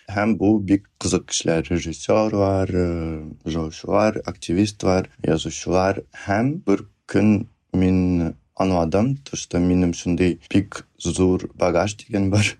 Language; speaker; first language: Tatar; non-native, fluent; Russian